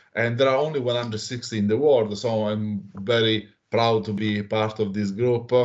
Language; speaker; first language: English; non-native, fluent; Italian